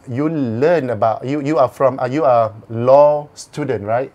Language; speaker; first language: English; non-native, local second language; Malay